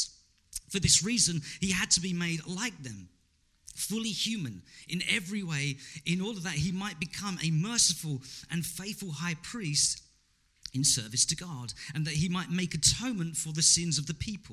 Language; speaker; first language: English; native; English